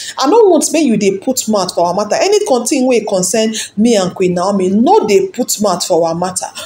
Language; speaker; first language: Nigerian Pidgin; non-native, local second language; Yoruba